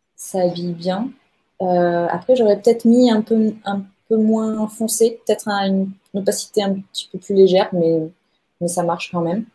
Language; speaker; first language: French; native; French